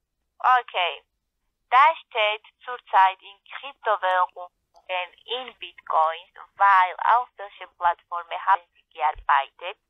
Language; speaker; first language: German; non-native, learner; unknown